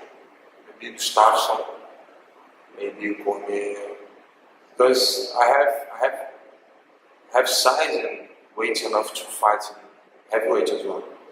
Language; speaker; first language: English; non-native, learner; Portuguese